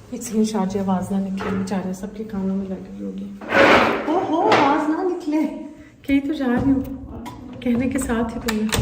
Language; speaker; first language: Urdu; native; Urdu